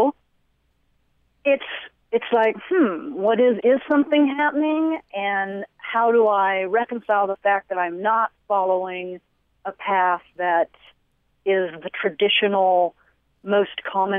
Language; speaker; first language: English; native; English